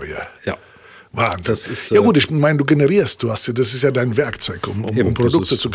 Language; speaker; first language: German; native; German